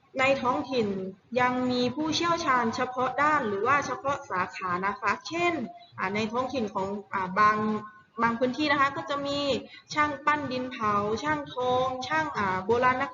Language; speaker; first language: Thai; native; Thai